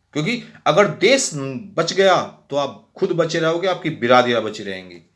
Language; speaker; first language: Hindi; native; Hindi